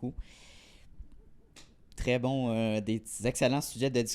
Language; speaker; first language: French; native; French